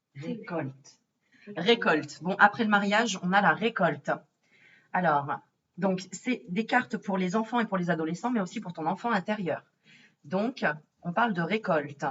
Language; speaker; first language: French; native; French